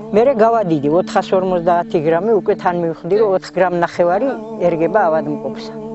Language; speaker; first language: Georgian; native; Georgian